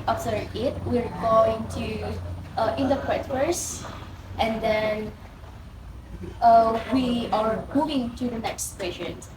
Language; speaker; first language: English; non-native, learner; Indonesian